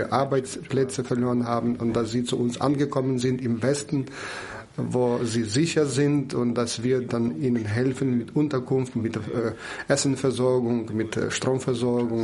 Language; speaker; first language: German; non-native, fluent; Ukrainian